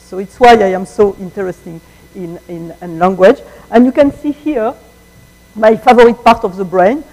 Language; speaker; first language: English; non-native, fluent; French